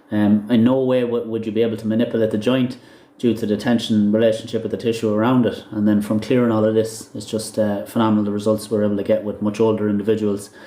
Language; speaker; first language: English; native; English